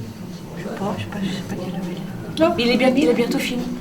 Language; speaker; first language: French; native; French